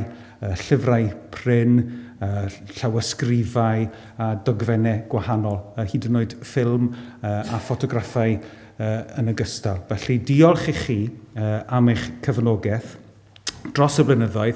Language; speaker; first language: Welsh; native; Welsh